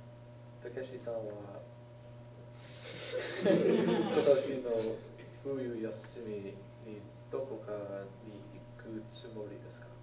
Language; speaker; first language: Japanese; non-native, learner; English